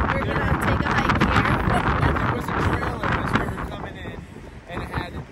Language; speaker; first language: English; native; English